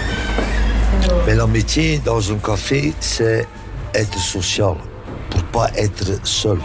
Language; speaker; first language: French; non-native, local second language; Dutch